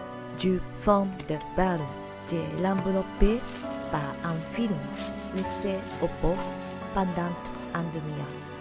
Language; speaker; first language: French; non-native, learner; Japanese